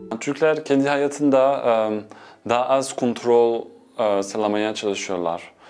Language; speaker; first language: Turkish; non-native, fluent; French